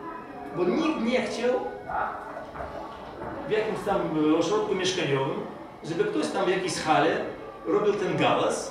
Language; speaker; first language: Polish; non-native, fluent; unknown